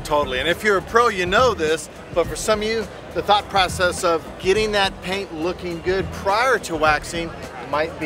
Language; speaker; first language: English; native; English